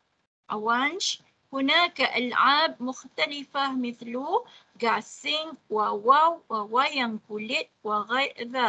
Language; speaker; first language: Arabic; non-native, fluent; Malay